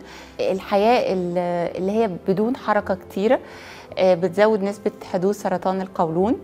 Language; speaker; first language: Arabic; native; Arabic